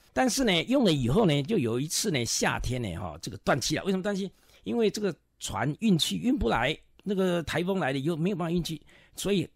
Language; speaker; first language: Chinese; native; Chinese